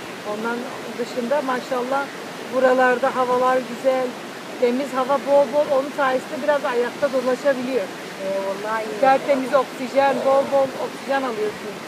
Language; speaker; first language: Turkish; native; Turkish